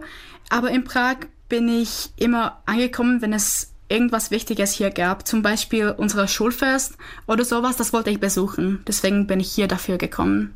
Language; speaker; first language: German; non-native, fluent; Czech